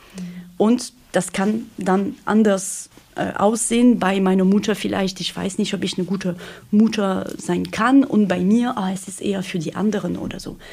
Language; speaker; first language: German; non-native, fluent; French